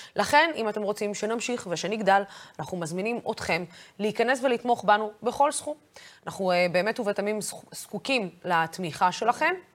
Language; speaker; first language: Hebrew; non-native, local second language; Arabic